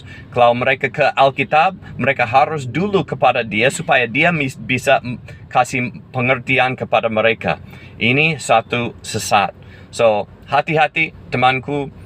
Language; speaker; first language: Indonesian; non-native, fluent; English